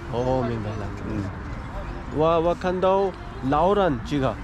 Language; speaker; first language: Chinese; non-native, learner; Urdu